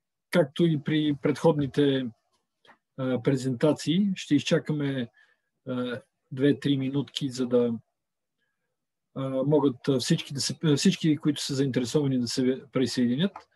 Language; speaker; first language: Bulgarian; native; Bulgarian